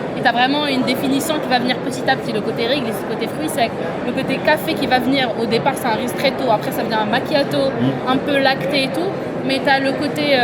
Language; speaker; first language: French; native; French